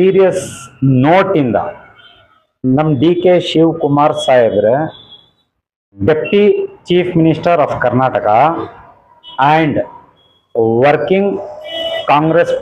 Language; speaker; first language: Kannada; native; Kannada